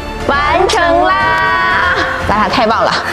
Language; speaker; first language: Chinese; native; Chinese